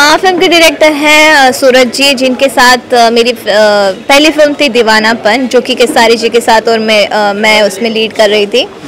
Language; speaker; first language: Hindi; non-native, local second language; Gujarati